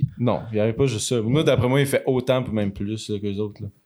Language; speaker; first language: French; native; French